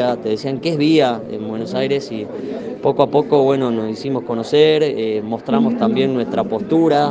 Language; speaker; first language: Spanish; native; Spanish